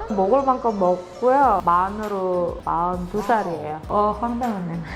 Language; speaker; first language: Korean; non-native, fluent; Indonesian